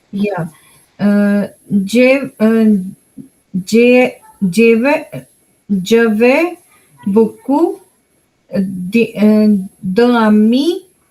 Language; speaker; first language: French; non-native, learner; Hindi